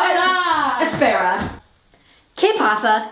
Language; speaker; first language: Spanish; non-native, learner; English